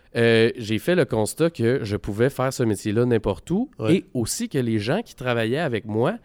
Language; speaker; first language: French; native; French